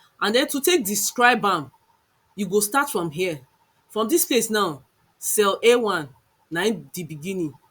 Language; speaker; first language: Nigerian Pidgin; non-native, local second language; Yoruba